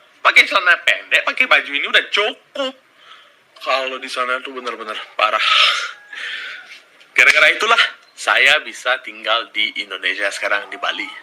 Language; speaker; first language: Indonesian; early bilingual, other home language; Russian